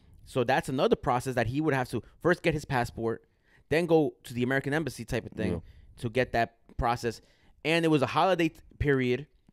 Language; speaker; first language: English; early bilingual, other home language; Spanish